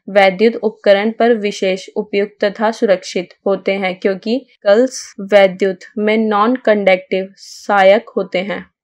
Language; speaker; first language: Hindi; native; Hindi